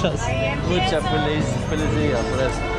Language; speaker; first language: Spanish; non-native, learner; Swedish